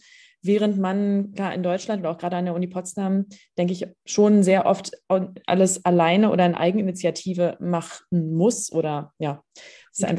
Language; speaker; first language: German; native; German